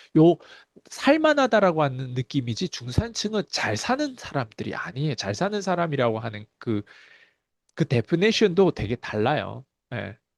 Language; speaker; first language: Korean; early bilingual, heritage; Korean